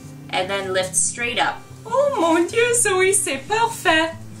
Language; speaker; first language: French; non-native, learner; English